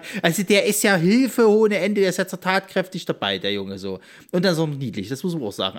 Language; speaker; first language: German; native; German